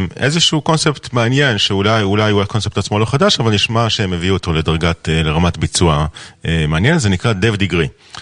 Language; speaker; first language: Hebrew; native; Hebrew